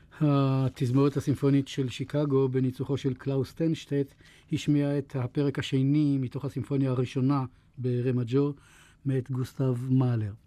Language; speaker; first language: Hebrew; native; Hebrew